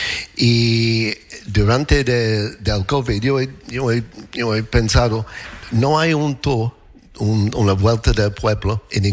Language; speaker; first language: Spanish; non-native, learner; English